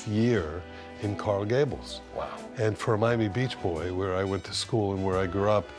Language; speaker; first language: English; native; English